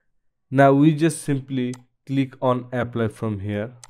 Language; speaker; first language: English; non-native, learner; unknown